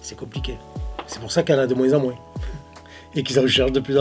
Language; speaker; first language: French; native; French